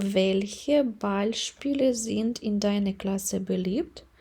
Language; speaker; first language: German; non-native, fluent; Ukrainian